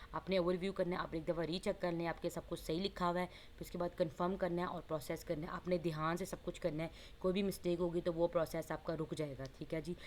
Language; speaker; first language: Hindi; non-native, local second language; Punjabi